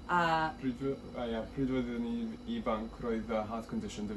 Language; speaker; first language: Welsh; non-native, local second language; English